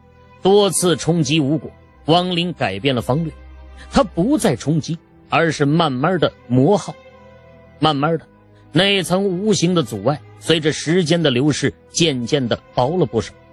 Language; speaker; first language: Chinese; native; Chinese